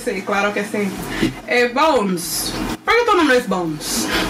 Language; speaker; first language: Spanish; early bilingual, other home language; English